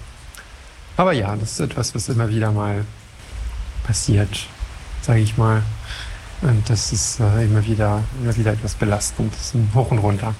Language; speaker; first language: German; non-native, fluent; French